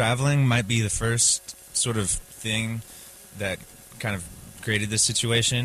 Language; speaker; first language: English; native; English